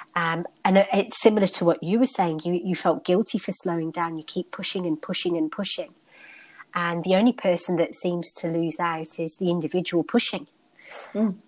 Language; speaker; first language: English; native; English